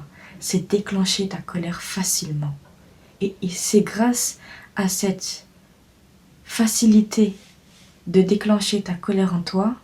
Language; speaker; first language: French; native; French